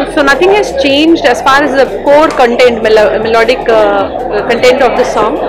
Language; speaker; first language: Marathi; non-native, local second language; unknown